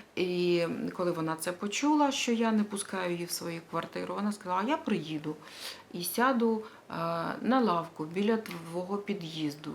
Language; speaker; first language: Ukrainian; non-native, local second language; Russian